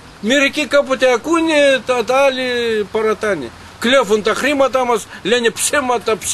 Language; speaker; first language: Greek; non-native, learner; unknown